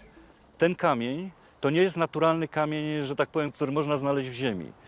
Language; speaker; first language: Polish; native; Polish